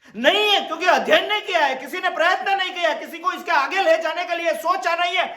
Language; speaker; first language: Hindi; non-native, local second language; Gujarati